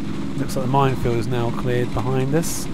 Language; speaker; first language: English; native; English